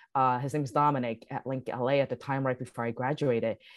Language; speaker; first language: English; early bilingual, other home language; Cantonese